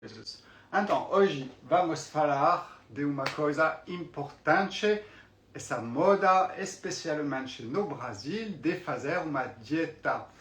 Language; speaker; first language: Portuguese; non-native, fluent; French